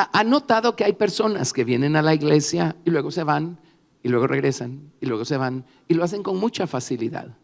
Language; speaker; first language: Spanish; native; Spanish